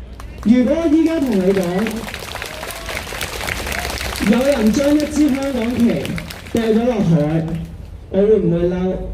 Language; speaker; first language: Cantonese; native; Cantonese